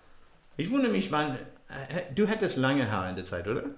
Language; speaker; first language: German; non-native, learner; English